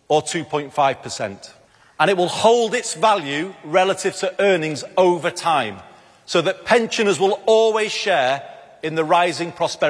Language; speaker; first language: English; native; English